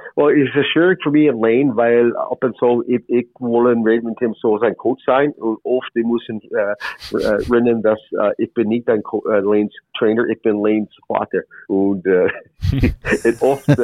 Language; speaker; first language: German; non-native, learner; English